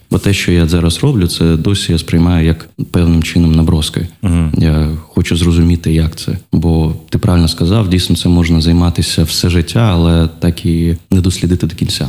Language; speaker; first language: Ukrainian; non-native, local second language; Russian